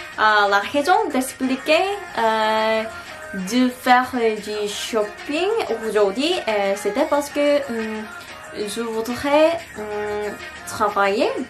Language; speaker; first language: French; non-native, learner; Korean